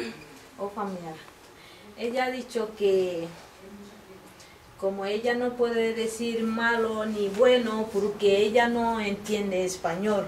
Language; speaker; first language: Spanish; non-native, fluent; Bambara